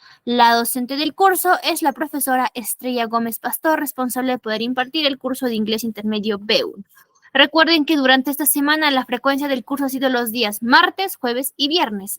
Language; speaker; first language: Spanish; native; Spanish